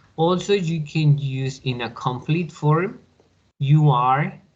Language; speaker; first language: English; non-native, learner; Spanish